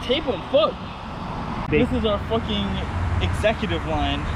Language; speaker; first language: English; native; English